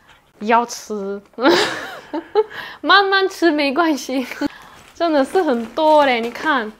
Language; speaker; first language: Chinese; non-native, fluent; Turkish